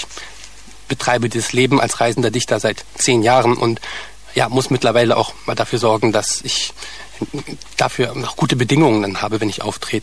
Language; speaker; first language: German; native; German